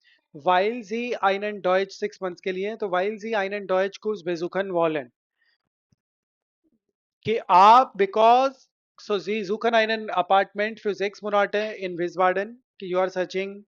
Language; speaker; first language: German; non-native, local second language; Hindi